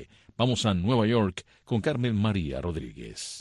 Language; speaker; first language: Spanish; native; Spanish